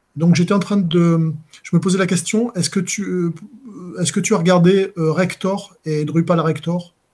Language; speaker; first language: French; native; French